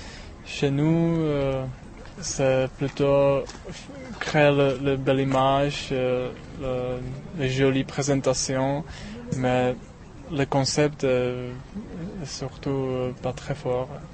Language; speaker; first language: French; non-native, learner; Czech